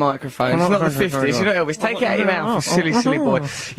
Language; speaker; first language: English; native; English